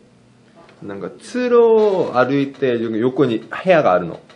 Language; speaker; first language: Japanese; non-native, fluent; Korean